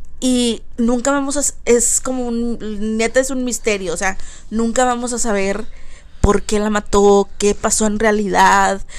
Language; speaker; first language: Spanish; early bilingual, heritage; Spanish